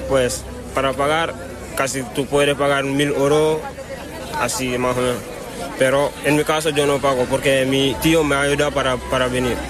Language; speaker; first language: Spanish; non-native, learner; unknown